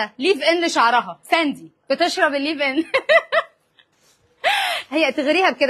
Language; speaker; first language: Arabic; native; Arabic